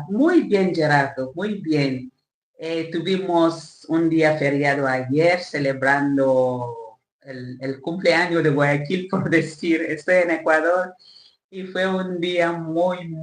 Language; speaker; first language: Spanish; non-native, learner; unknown